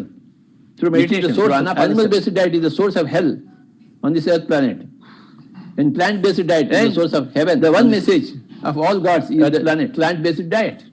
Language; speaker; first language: English; non-native, fluent; Telugu